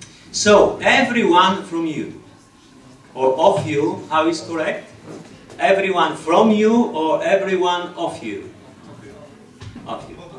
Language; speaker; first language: English; non-native, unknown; Polish